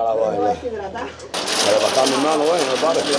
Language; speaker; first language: Spanish; native; Spanish